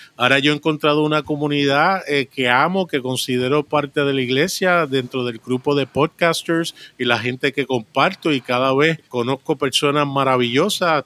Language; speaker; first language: Spanish; native; Spanish